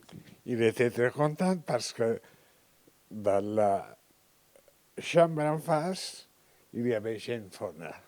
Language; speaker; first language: French; non-native, learner; Catalan